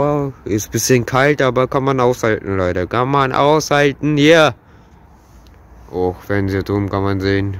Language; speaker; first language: German; early bilingual, other home language; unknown